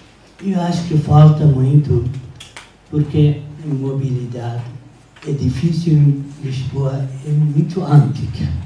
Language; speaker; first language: Portuguese; non-native, learner; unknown